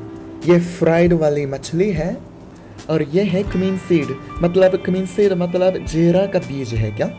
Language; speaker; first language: Hindi; non-native, fluent; Japanese